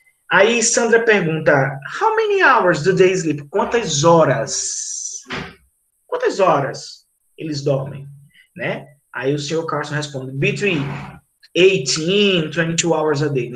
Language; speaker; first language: English; non-native, fluent; Portuguese